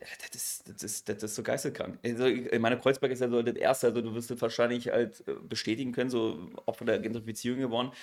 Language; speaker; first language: German; native; German